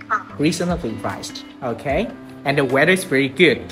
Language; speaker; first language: English; non-native, fluent; Vietnamese